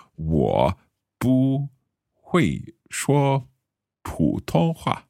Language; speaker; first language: Chinese; non-native, learner; English